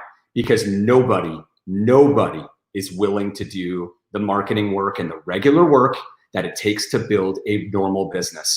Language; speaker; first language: English; native; English